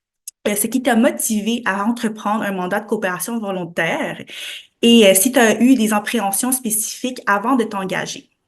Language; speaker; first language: French; native; French